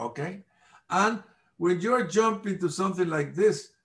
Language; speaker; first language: English; non-native, fluent; Spanish